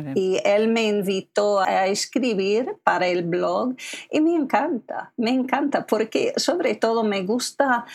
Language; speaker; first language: Spanish; non-native, fluent; English